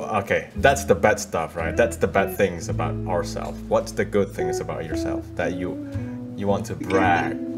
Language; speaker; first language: English; non-native, fluent; Indonesian